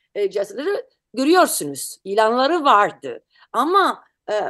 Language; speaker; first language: Turkish; non-native, learner; Italian